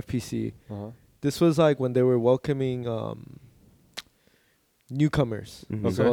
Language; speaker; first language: English; early bilingual, other home language; Korean